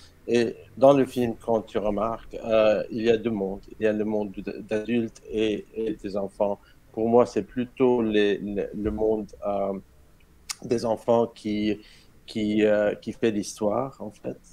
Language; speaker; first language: French; non-native, learner; Arabic